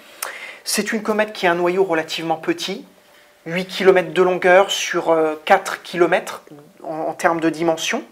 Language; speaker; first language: French; native; French